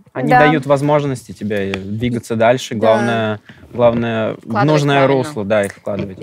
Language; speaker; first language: Russian; native; Russian